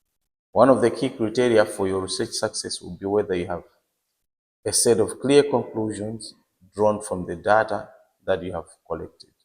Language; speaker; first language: English; non-native, local second language; Nyanja